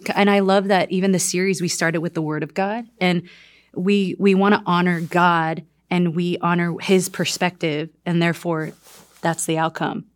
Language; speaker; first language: English; non-native, fluent; Korean